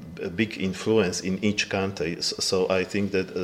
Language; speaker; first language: English; non-native, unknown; Slovak